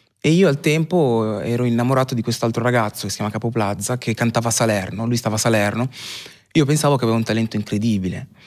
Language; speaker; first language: Italian; early bilingual, other home language; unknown